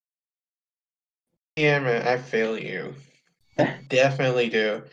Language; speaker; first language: English; native; English